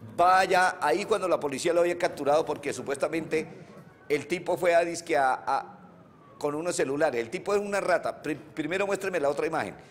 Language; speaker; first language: Spanish; native; Spanish